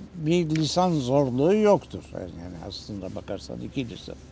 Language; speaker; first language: Turkish; native; Turkish